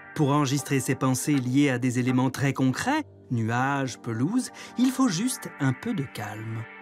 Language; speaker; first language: French; native; French